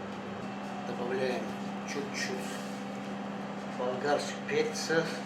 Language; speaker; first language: Russian; non-native, fluent; Tajik